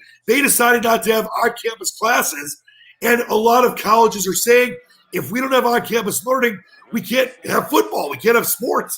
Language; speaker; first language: English; native; English